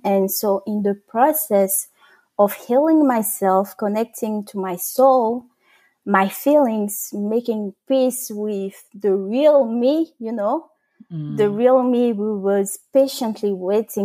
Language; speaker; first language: English; non-native, fluent; French